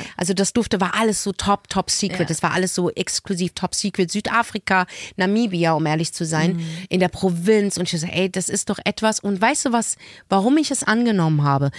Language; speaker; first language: German; early bilingual, other home language; Arabic